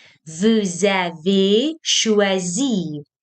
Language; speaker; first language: French; non-native, fluent; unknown